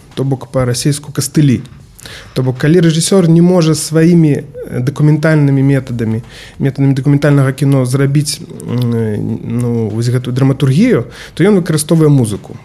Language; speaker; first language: Belarusian; native; Belarusian